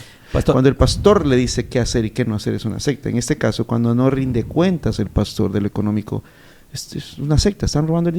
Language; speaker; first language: Spanish; native; Spanish